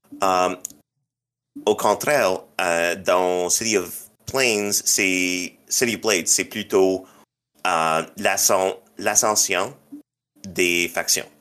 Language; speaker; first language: French; non-native, local second language; English